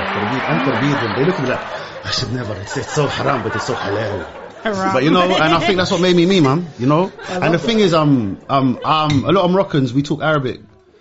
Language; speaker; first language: English; non-native, local second language; Arabic